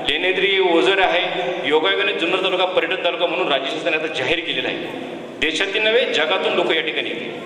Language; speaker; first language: Marathi; native; Marathi